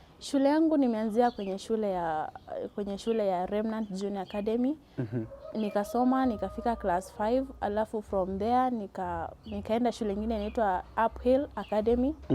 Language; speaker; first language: Swahili; non-native, local second language; Gusii